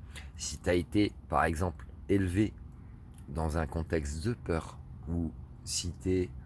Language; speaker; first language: French; native; French